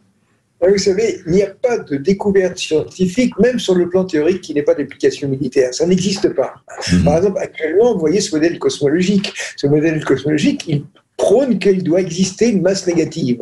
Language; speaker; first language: French; native; French